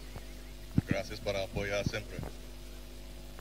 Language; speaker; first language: Spanish; non-native, learner; English